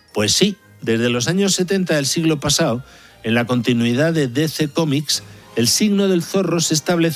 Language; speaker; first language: Spanish; native; Spanish